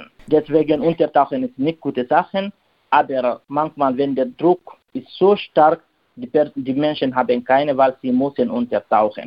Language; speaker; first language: German; non-native, learner; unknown